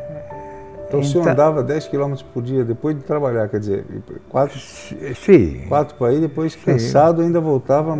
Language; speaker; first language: Portuguese; native; Portuguese